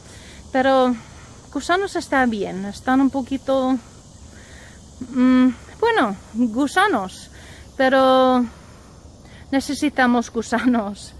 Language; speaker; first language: Spanish; non-native, learner; English